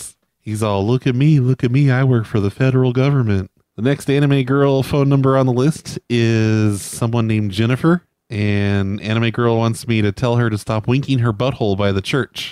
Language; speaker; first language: English; native; English